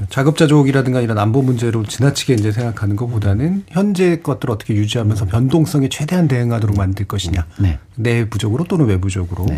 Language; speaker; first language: Korean; native; Korean